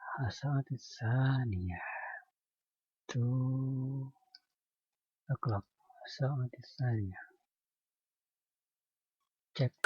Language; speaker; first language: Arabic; non-native, learner; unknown